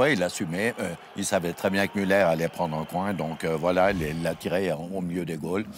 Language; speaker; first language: French; native; French